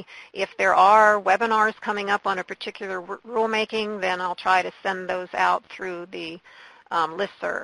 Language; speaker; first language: English; native; English